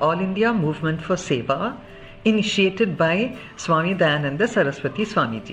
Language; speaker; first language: English; non-native, local second language; Kannada